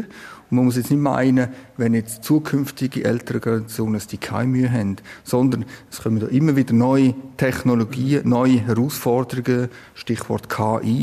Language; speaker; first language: German; native; German